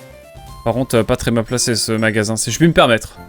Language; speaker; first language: French; native; French